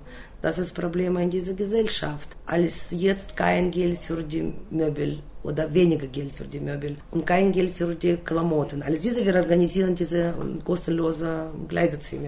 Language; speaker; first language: German; non-native, learner; Russian